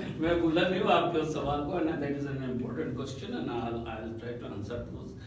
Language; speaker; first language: Urdu; native; Urdu